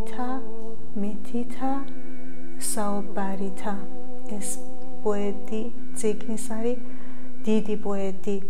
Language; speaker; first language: Georgian; non-native, learner; Persian